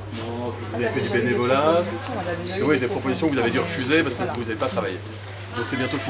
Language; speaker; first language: French; native; French